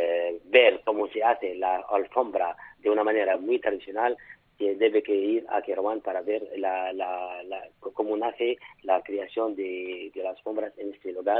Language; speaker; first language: Spanish; non-native, fluent; Arabic